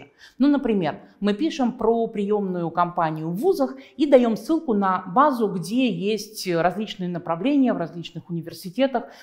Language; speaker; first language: Russian; native; Russian